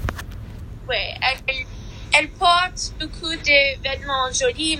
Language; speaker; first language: French; non-native, learner; English